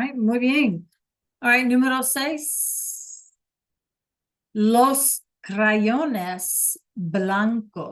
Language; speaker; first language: Spanish; non-native, fluent; English